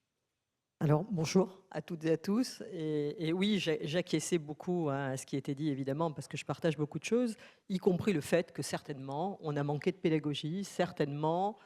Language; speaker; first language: French; native; French